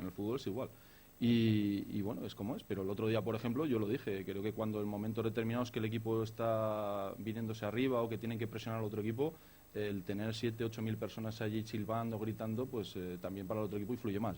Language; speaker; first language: Spanish; native; Spanish